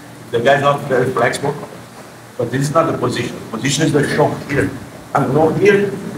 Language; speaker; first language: English; non-native, fluent; Portuguese